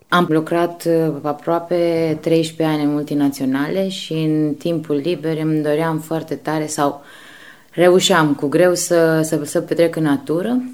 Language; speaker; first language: Romanian; native; Romanian